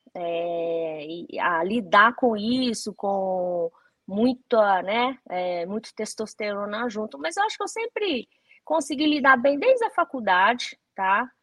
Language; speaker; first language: Portuguese; early bilingual, other home language; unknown